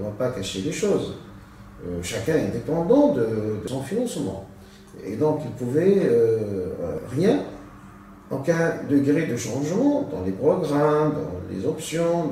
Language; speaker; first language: French; non-native, local second language; Arabic